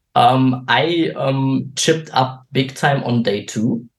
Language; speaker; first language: English; non-native, fluent; German